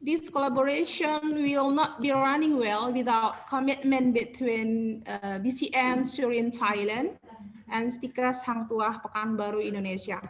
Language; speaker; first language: English; non-native, learner; Indonesian